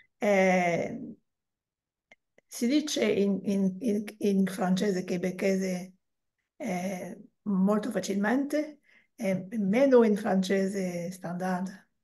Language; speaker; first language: Italian; non-native, learner; French